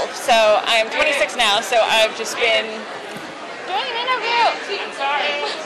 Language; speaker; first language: English; native; English